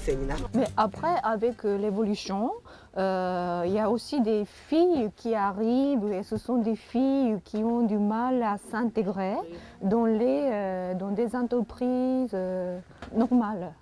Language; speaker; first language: French; non-native, fluent; Japanese